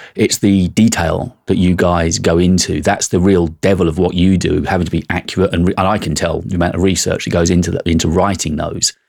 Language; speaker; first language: English; native; English